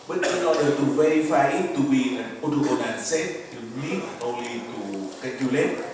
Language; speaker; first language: English; non-native, fluent; Vietnamese